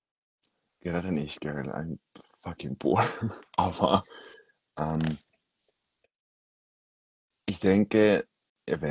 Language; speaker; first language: German; non-native, fluent; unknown